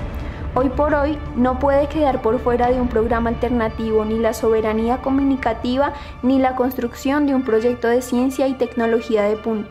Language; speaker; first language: Spanish; native; Spanish